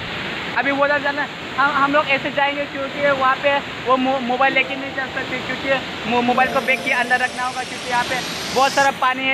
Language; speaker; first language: Hindi; non-native, local second language; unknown